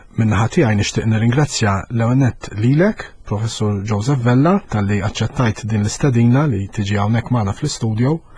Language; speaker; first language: Maltese; native; Maltese